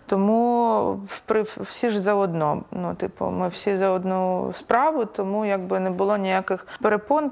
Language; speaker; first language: Ukrainian; native; Ukrainian